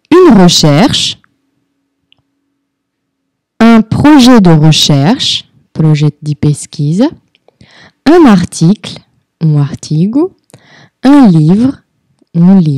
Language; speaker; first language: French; non-native, fluent; Portuguese